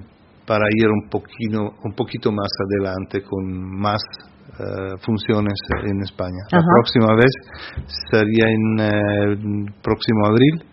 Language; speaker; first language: Spanish; non-native, fluent; Italian